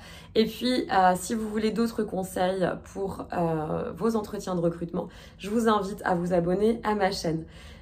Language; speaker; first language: French; native; French